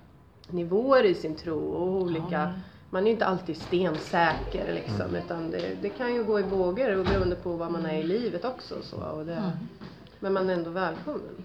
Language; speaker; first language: Swedish; native; Swedish